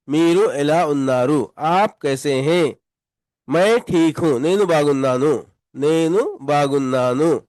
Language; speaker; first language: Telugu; non-native, local second language; Urdu